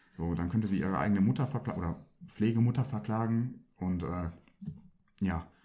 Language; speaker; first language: German; early bilingual, other home language; Turkish